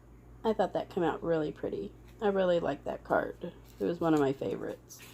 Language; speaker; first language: English; native; English